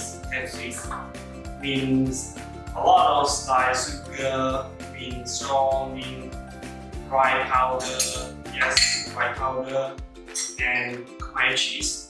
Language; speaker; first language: English; non-native, learner; Khmer